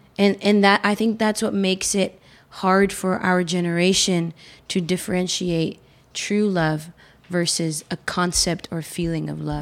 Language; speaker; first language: English; early bilingual, other home language; Spanish